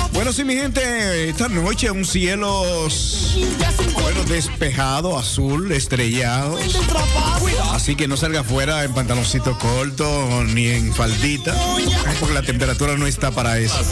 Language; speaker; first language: Spanish; native; Spanish